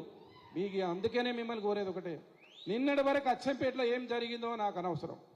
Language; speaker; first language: Telugu; native; Telugu